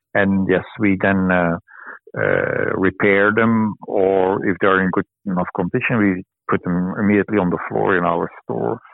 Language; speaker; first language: English; non-native, fluent; Dutch